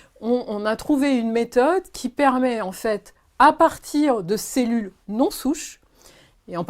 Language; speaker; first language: French; native; French